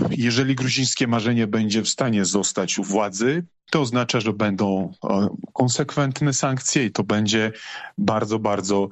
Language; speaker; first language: Polish; non-native, fluent; Georgian